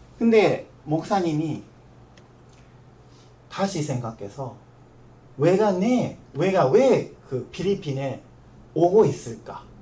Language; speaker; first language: Korean; non-native, learner; Japanese